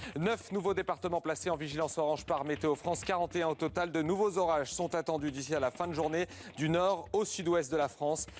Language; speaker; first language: French; native; French